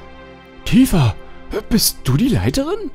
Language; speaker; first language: German; native; German